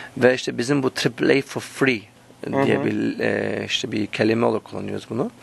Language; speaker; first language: Turkish; early bilingual, heritage; Turkish